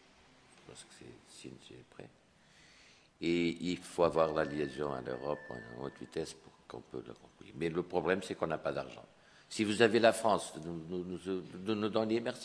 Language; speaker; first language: French; non-native, fluent; Portuguese